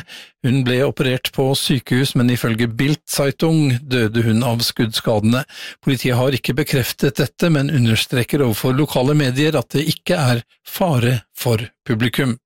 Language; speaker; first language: Norwegian; native; Norwegian